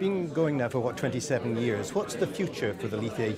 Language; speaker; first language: English; native; English